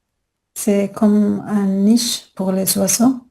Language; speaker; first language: French; non-native, learner; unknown